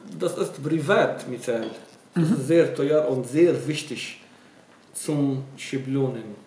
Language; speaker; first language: German; non-native, learner; Arabic